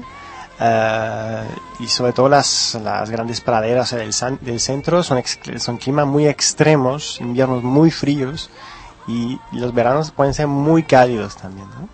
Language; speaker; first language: Spanish; early bilingual, heritage; Spanish